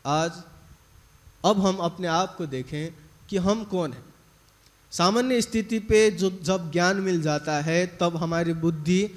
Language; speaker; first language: Hindi; native; Hindi